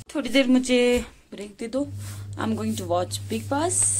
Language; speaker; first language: Hindi; native; Hindi